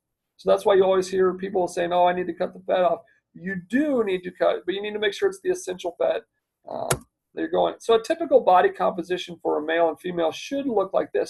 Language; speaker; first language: English; native; English